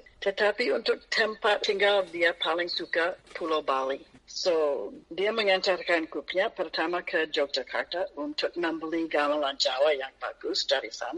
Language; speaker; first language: Indonesian; non-native, fluent; English